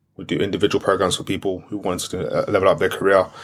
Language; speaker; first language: English; non-native, local second language; French